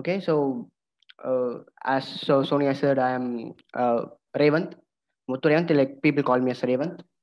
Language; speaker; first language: English; non-native, local second language; Tamil